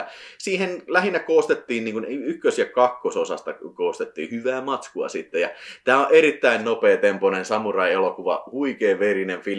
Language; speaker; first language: Finnish; native; Finnish